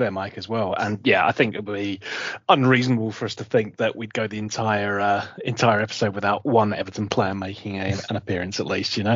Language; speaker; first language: English; native; English